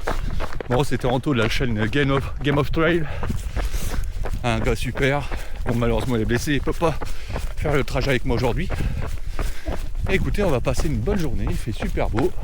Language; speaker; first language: French; native; French